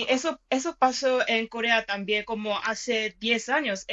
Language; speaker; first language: Spanish; non-native, fluent; Korean